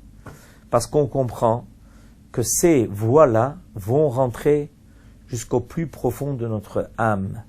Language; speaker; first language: French; native; French